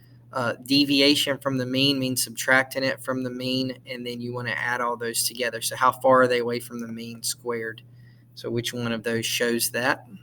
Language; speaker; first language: English; native; English